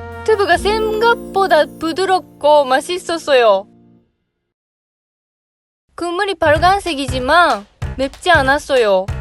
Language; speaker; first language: Korean; non-native, learner; Japanese